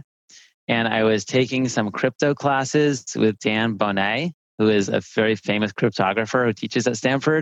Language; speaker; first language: English; native; English